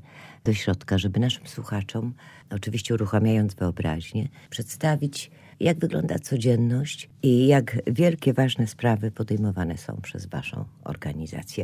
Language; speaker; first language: Polish; native; Polish